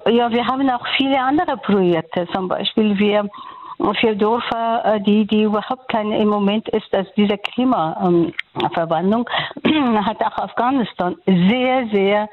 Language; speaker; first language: German; non-native, learner; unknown